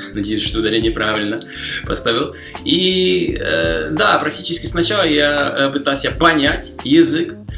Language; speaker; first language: Russian; non-native, fluent; Slovak